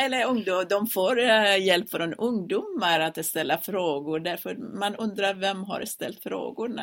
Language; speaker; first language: Swedish; non-native, fluent; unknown